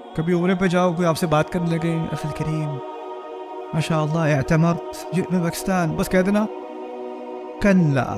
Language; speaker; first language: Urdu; early bilingual, heritage; Urdu